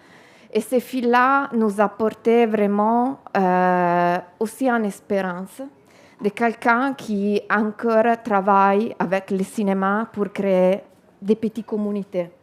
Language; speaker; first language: French; non-native, learner; Italian